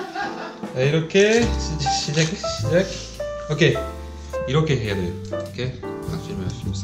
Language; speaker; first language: Korean; non-native, learner; French